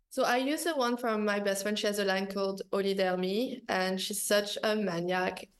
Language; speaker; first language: English; non-native, fluent; French